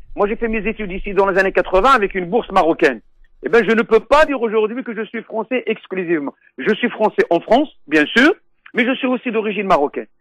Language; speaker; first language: French; non-native, local second language; Arabic